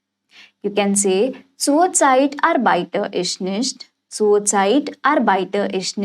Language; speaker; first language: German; non-native, fluent; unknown